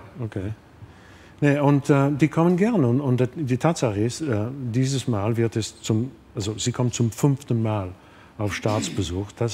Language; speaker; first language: German; non-native, fluent; English